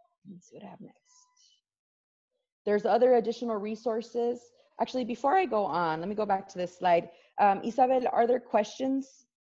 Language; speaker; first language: English; early bilingual, other home language; Spanish